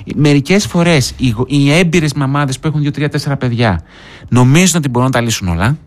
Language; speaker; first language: Greek; native; Greek